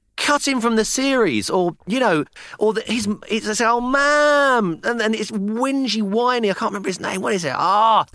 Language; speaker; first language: English; native; English